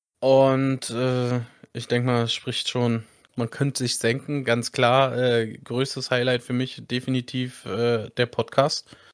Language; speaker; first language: German; native; German